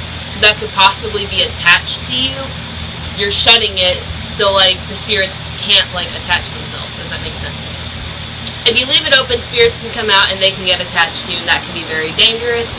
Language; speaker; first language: English; native; English